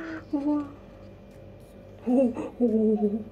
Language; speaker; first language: Korean; non-native, learner; Kazakh